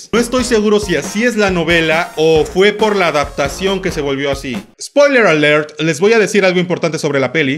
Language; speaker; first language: Spanish; native; Spanish